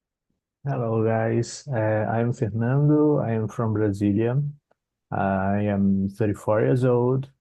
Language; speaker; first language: English; non-native, fluent; Portuguese